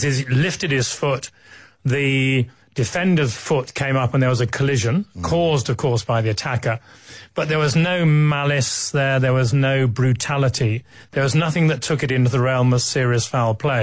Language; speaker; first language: English; native; English